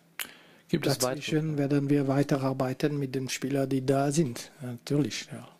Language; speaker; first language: German; non-native, fluent; French